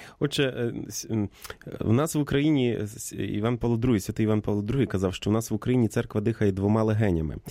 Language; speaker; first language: Ukrainian; native; Ukrainian